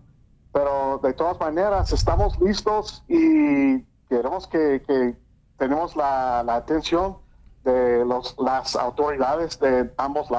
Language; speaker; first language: Spanish; early bilingual, heritage; English